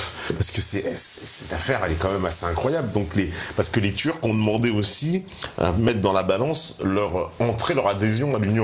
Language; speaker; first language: French; native; French